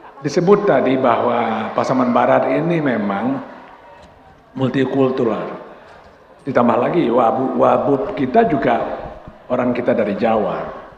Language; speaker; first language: Indonesian; non-native, local second language; Minangkabau